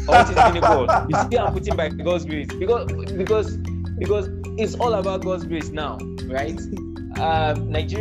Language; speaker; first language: English; non-native, local second language; Igbo